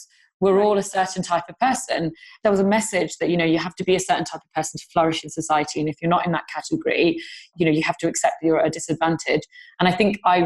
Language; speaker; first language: English; non-native, local second language; Gujarati